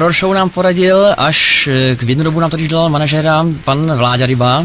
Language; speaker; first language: Czech; native; Czech